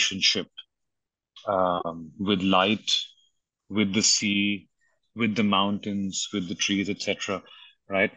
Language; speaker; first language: English; non-native, local second language; Hindi